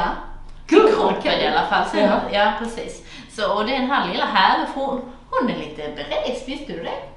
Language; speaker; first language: Swedish; native; Swedish